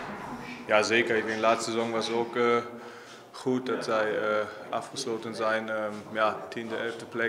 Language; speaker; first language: Dutch; non-native, fluent; German